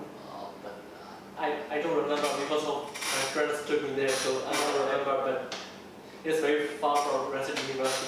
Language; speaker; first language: English; non-native, learner; Burmese